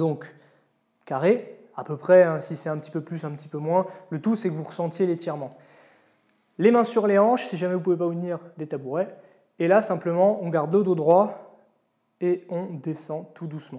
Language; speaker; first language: French; native; French